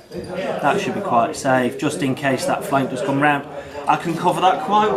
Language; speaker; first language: English; native; English